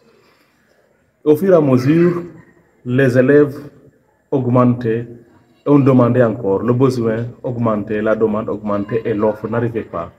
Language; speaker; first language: French; non-native, local second language; Serer